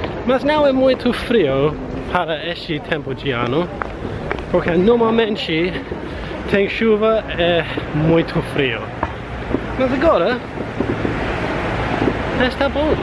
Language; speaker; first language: Portuguese; non-native, learner; English